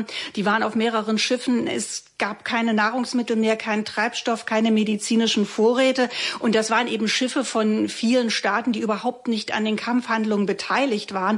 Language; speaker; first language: German; native; German